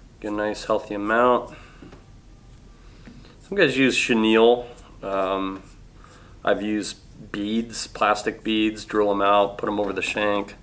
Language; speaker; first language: English; native; English